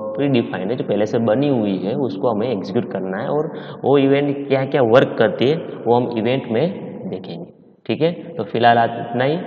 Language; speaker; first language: Hindi; non-native, local second language; Gujarati